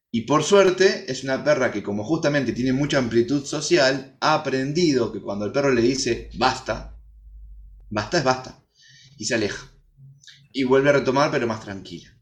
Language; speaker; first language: Spanish; native; Spanish